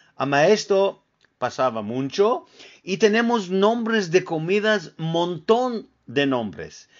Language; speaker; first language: Spanish; early bilingual, heritage; Ladino